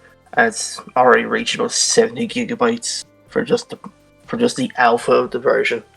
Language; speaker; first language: English; native; English